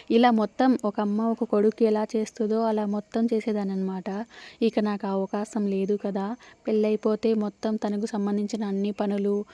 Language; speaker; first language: Telugu; native; Telugu